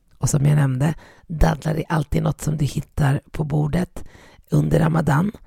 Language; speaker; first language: Swedish; early bilingual, other home language; Arabic